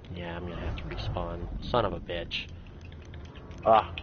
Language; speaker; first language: English; native; English